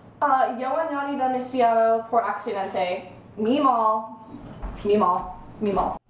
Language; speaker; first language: Spanish; non-native, learner; English